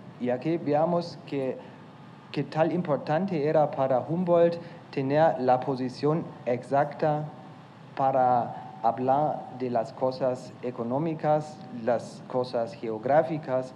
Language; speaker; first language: Spanish; non-native, fluent; German